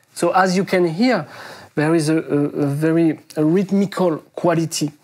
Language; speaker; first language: English; non-native, fluent; French